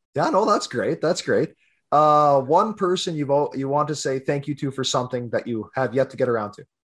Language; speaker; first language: English; native; English